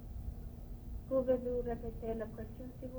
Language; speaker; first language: French; non-native, learner; English